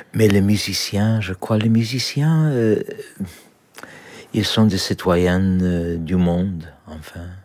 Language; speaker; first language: French; non-native, learner; Polish